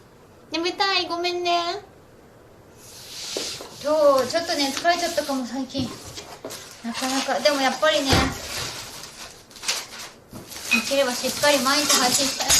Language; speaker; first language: Japanese; native; Japanese